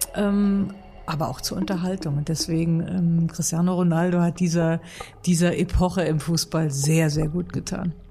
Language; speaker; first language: German; native; German